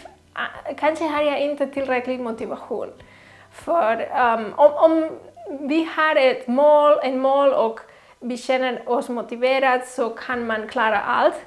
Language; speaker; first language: Swedish; non-native, fluent; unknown